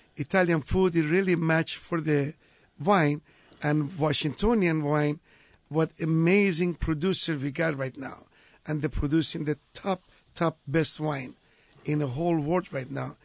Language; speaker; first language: English; non-native, fluent; Italian